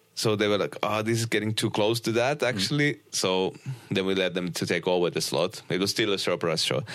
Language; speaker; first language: English; non-native, fluent; Finnish